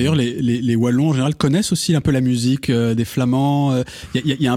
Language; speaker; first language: French; native; French